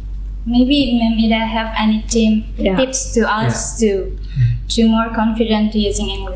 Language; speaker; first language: English; non-native, learner; Indonesian